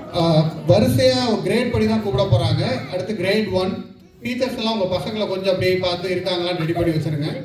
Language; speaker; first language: Tamil; native; Tamil